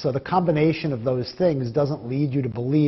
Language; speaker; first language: English; native; English